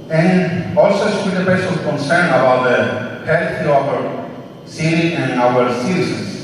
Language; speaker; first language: English; non-native, learner; Spanish